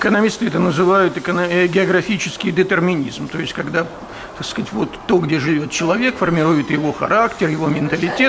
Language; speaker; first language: Russian; native; Russian